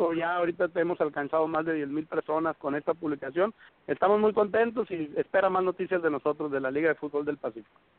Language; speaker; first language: Spanish; native; Spanish